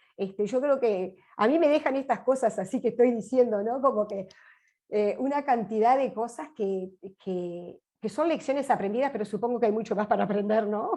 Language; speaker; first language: Spanish; native; Spanish